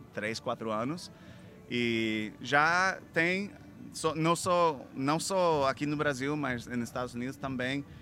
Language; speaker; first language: Portuguese; non-native, fluent; English